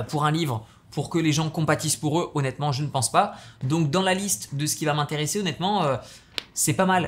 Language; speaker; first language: French; native; French